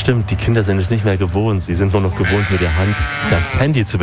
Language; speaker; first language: German; native; German